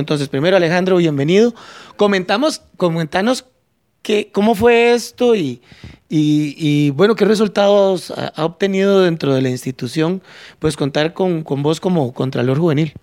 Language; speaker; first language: Spanish; native; Spanish